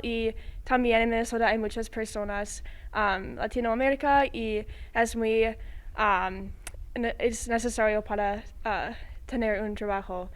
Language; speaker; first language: Spanish; non-native, fluent; English